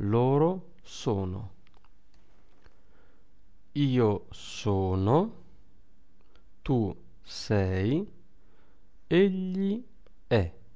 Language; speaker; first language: Italian; non-native, fluent; English